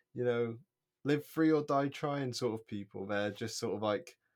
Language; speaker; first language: English; native; English